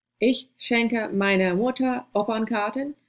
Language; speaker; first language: German; non-native, fluent; English